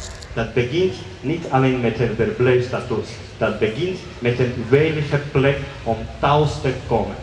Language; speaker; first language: Dutch; non-native, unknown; Georgian